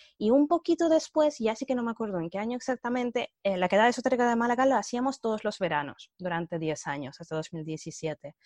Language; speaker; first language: Spanish; early bilingual, other home language; Russian